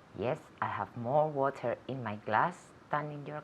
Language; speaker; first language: English; non-native, learner; Spanish